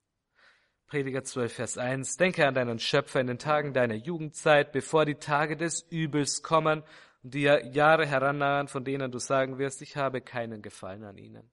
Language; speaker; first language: German; native; German